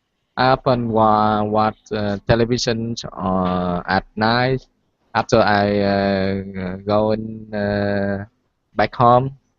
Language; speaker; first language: English; non-native, learner; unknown